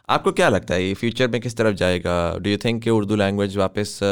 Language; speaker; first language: Urdu; native; Urdu